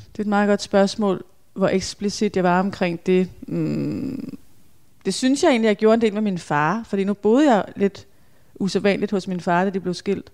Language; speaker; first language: Danish; native; Danish